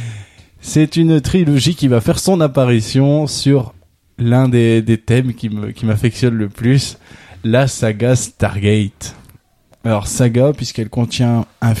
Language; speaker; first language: French; native; French